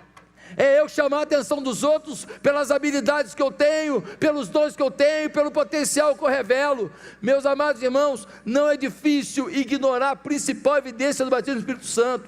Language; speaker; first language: Portuguese; native; Portuguese